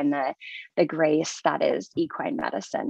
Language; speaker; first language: English; native; English